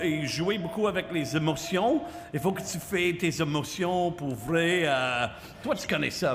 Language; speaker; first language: French; non-native, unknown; English